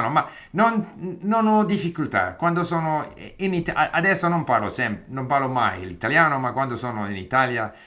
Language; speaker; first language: Italian; non-native, fluent; English